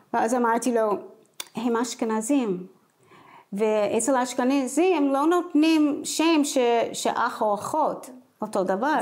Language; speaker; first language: Hebrew; non-native, fluent; English